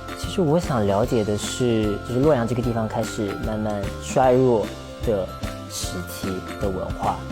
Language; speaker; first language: Chinese; early bilingual, heritage; Chinese